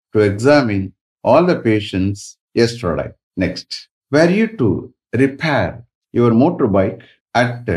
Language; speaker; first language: English; non-native, local second language; Tamil